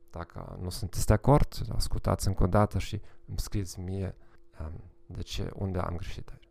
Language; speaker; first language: Romanian; non-native, fluent; German